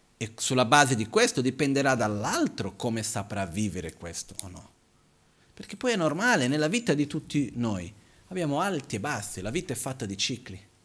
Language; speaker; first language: Italian; non-native, fluent; Portuguese